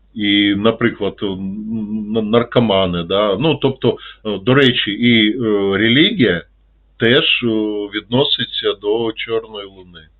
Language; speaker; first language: Ukrainian; non-native, local second language; Russian